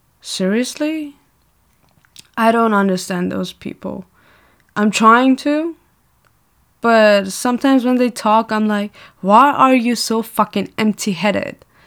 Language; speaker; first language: English; non-native, fluent; Persian